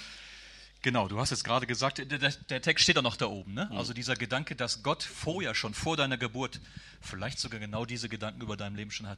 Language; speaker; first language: German; native; German